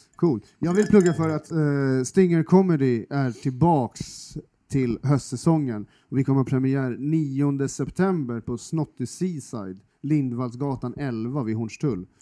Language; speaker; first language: Swedish; native; Swedish